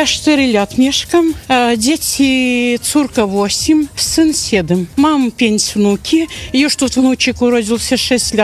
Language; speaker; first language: Polish; early bilingual, heritage; Polish